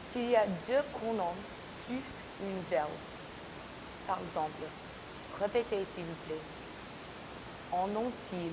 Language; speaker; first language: French; non-native, learner; English